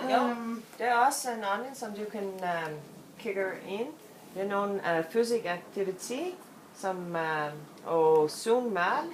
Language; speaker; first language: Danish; non-native, learner; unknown